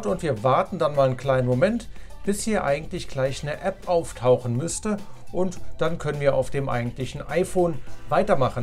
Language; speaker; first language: German; native; German